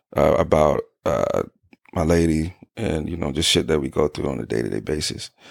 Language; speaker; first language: English; native; English